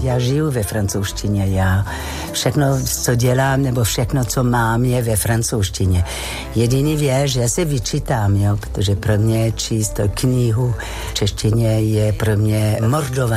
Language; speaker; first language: Czech; non-native, fluent; French